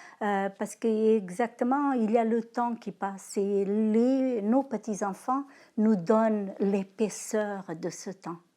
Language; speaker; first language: French; non-native, fluent; Portuguese